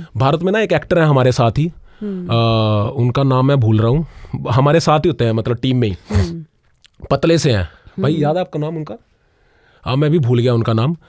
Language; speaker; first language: Hindi; non-native, local second language; Punjabi